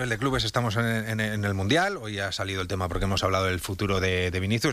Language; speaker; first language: Spanish; native; Spanish